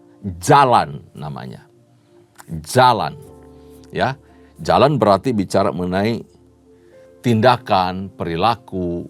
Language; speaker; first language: Indonesian; native; Indonesian